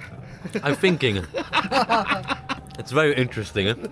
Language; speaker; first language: English; non-native, learner; German